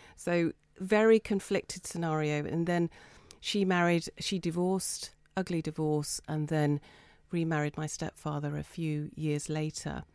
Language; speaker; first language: English; native; English